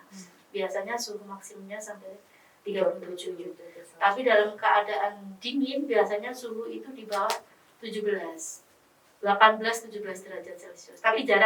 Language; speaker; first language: Indonesian; native; Indonesian